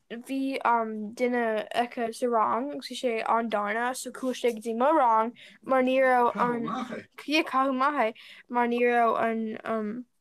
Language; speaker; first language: Irish; non-native, learner; English